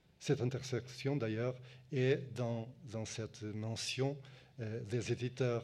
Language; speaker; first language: French; non-native, fluent; Portuguese